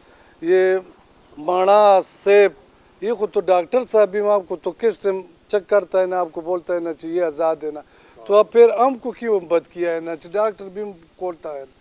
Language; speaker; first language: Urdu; non-native, local second language; Pashto